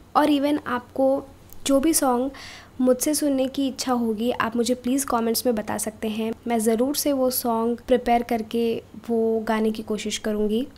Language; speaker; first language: Hindi; non-native, local second language; Marathi